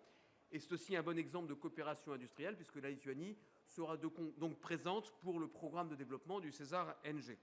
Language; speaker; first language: French; native; French